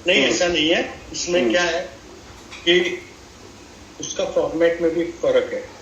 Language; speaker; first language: Hindi; non-native, local second language; Gujarati